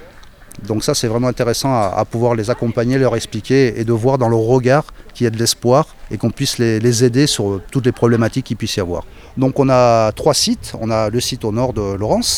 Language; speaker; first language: French; native; French